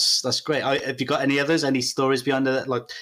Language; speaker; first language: English; native; English